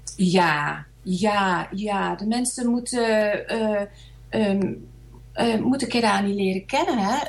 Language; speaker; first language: Dutch; early bilingual, other home language; Hungarian